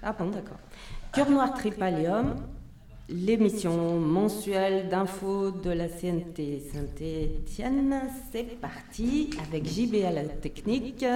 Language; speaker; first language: French; native; French